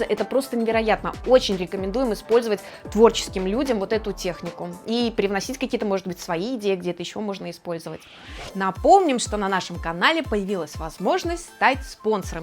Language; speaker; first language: Russian; native; Russian